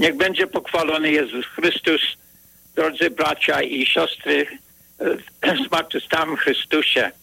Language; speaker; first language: Polish; early bilingual, heritage; Polish